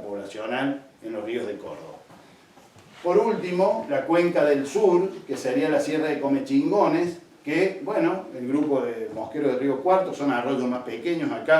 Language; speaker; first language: Spanish; native; Spanish